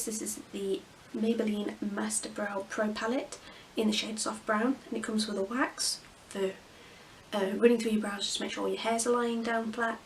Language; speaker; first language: English; native; English